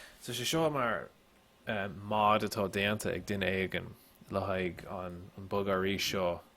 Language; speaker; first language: Irish; non-native, local second language; English